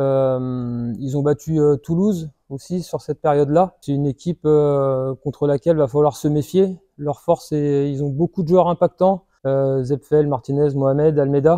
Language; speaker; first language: French; native; French